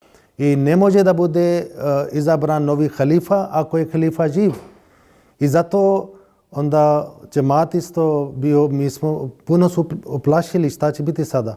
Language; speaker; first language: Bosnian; non-native, learner; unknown